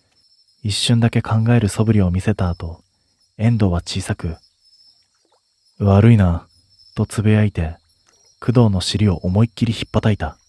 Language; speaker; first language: Japanese; native; Japanese